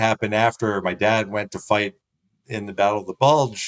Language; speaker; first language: English; native; English